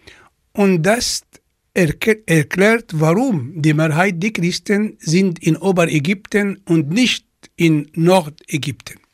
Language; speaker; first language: German; non-native, fluent; Arabic